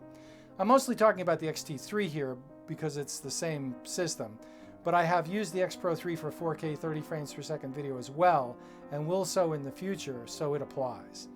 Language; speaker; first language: English; native; English